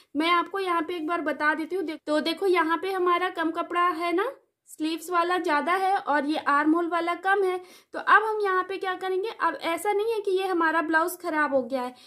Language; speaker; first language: Hindi; native; Hindi